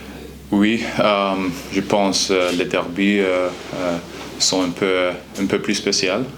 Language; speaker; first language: French; non-native, learner; Swedish